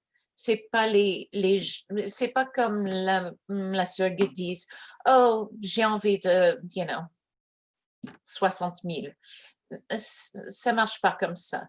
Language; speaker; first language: French; early bilingual, heritage; English